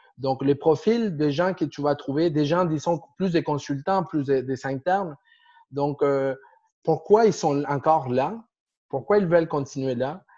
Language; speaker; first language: French; non-native, fluent; Spanish